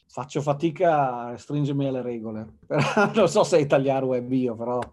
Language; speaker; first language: Italian; native; Italian